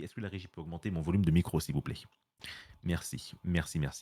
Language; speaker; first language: French; native; French